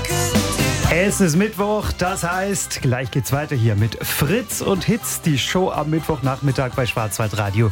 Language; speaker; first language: German; native; German